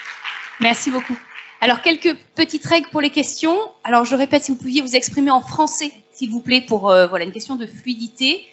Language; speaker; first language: French; native; French